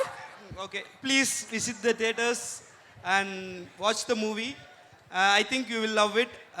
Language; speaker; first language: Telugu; non-native, learner; Tamil